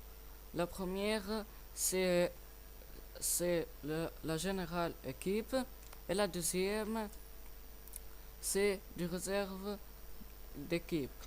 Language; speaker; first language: French; non-native, learner; English